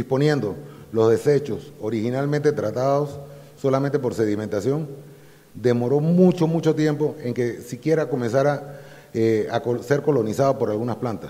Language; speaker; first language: Spanish; native; Spanish